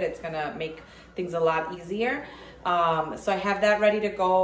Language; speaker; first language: English; early bilingual, other home language; Spanish